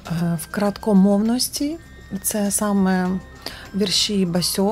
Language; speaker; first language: Ukrainian; non-native, local second language; Russian